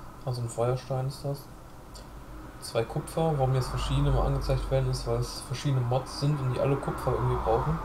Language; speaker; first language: German; native; German